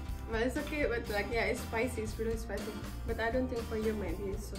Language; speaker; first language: English; non-native, fluent; Indonesian